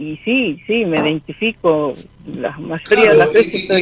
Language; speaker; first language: Spanish; native; Spanish